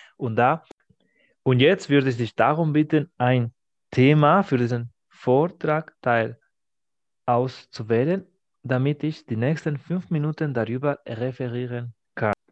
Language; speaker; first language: German; non-native, fluent; Spanish